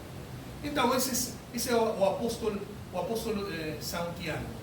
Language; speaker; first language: Spanish; non-native, learner; Portuguese